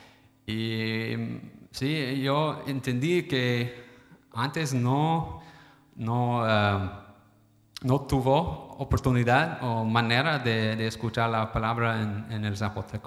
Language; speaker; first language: Spanish; non-native, fluent; English